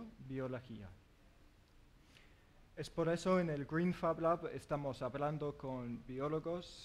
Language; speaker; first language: Spanish; non-native, learner; English